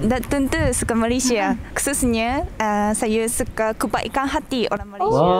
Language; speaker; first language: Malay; non-native, fluent; Japanese